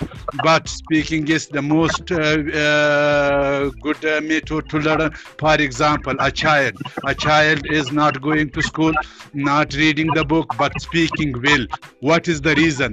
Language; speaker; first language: English; non-native, learner; Persian